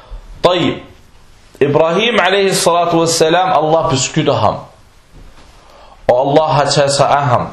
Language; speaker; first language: Danish; non-native, fluent; Arabic